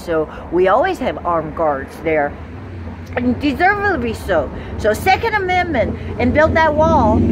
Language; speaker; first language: English; non-native, fluent; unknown